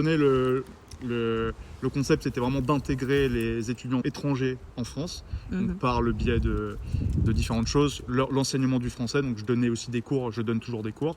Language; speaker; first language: French; native; French